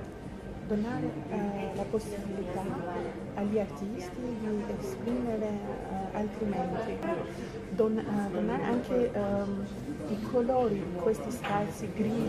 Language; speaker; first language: Italian; non-native, fluent; Albanian